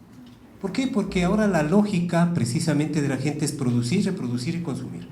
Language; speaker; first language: Spanish; native; Spanish